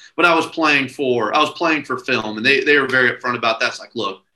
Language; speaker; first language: English; native; English